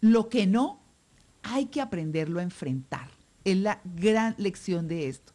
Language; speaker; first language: Spanish; native; Spanish